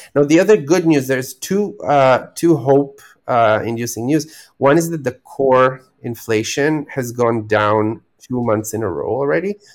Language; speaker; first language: English; non-native, fluent; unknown